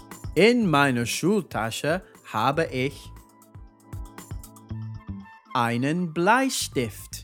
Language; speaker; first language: German; non-native, fluent; English